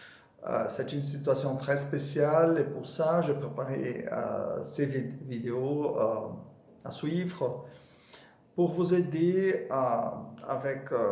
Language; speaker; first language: French; non-native, fluent; Portuguese